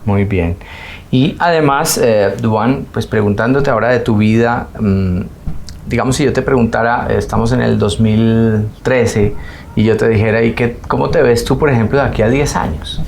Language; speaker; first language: Spanish; native; Spanish